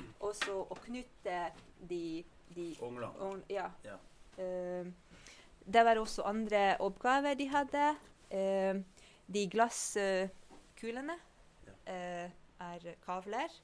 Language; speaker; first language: Norwegian; non-native, fluent; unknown